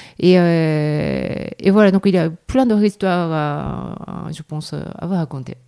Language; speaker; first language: French; non-native, fluent; Japanese